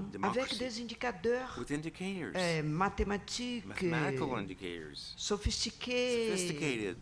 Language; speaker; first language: French; non-native, learner; Portuguese